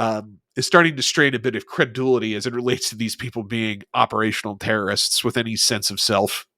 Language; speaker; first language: English; native; English